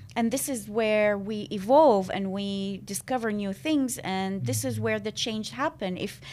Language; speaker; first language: English; non-native, fluent; Arabic